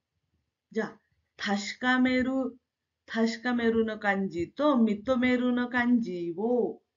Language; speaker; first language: Japanese; non-native, fluent; Marathi